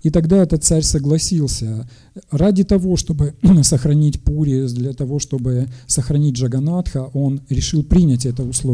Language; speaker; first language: Russian; native; Russian